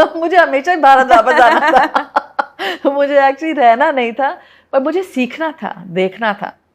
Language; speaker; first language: Hindi; native; Hindi